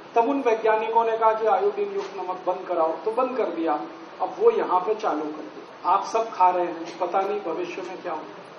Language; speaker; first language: Hindi; native; Hindi